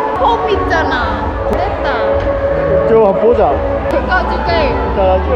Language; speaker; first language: Korean; non-native, fluent; Khmer